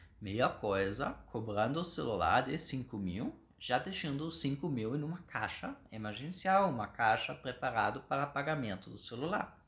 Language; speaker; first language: Portuguese; non-native, fluent; German